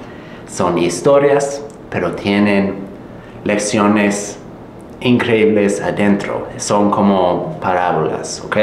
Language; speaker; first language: Spanish; non-native, fluent; English